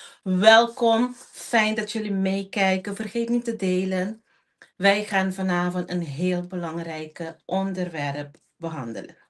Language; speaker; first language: Dutch; non-native, local second language; Papiamento